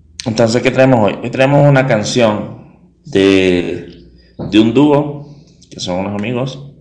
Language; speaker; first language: Spanish; native; Spanish